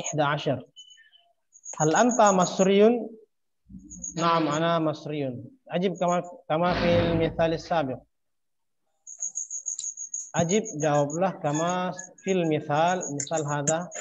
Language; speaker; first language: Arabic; non-native, fluent; Indonesian